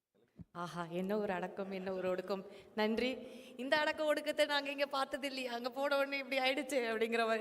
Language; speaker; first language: Tamil; native; Tamil